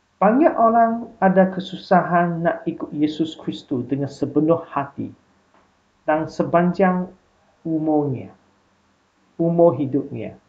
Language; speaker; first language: Malay; non-native, local second language; Chinese